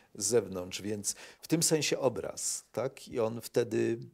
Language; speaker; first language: Polish; native; Polish